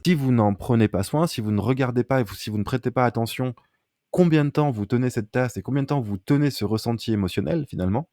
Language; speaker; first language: French; native; French